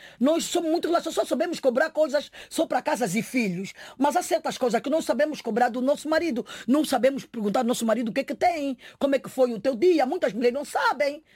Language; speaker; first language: Portuguese; native; Portuguese